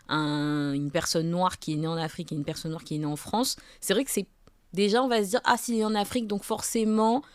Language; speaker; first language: French; native; French